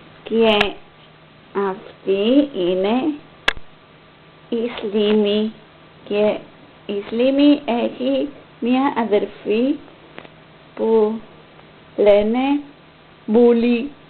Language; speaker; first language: Greek; non-native, learner; English